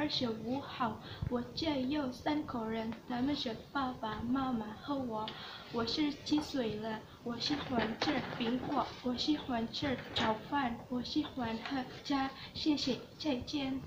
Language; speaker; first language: Chinese; non-native, learner; Indonesian